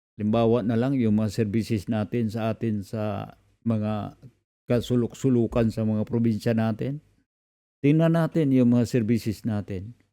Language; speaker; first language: Filipino; non-native, local second language; Cebuano